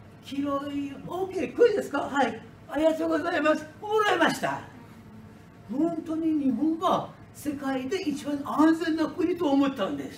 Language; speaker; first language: Japanese; non-native, learner; Persian